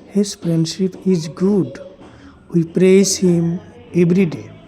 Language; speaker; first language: English; non-native, local second language; Assamese